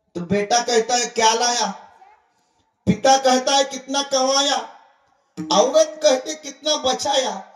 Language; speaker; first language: Hindi; non-native, local second language; Marathi